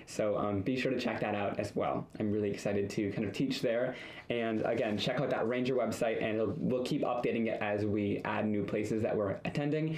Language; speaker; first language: English; native; English